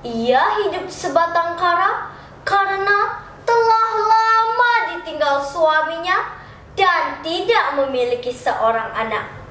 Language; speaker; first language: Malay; non-native, local second language; Balinese